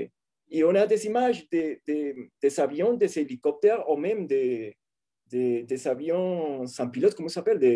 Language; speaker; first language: French; non-native, fluent; Spanish